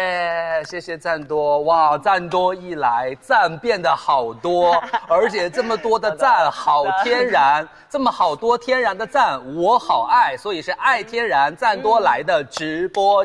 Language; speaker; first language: Chinese; native; Chinese